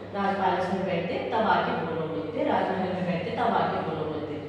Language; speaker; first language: Hindi; non-native, local second language; Telugu